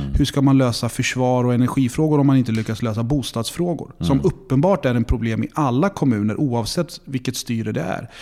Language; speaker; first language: Swedish; native; Swedish